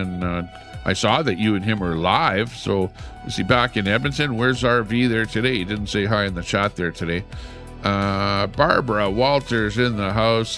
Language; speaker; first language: English; native; English